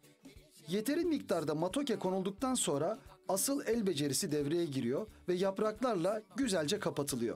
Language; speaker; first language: Turkish; native; Turkish